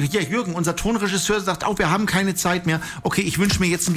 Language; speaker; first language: German; native; German